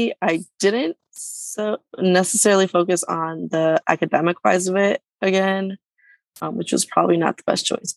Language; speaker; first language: English; native; English